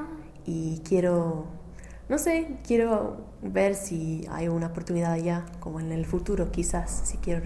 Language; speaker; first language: Spanish; non-native, fluent; English